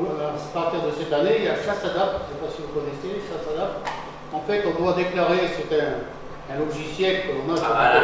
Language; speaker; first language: French; native; French